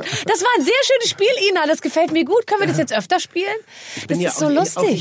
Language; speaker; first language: German; native; German